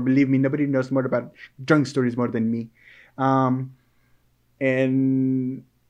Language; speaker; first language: English; early bilingual, other home language; Spanish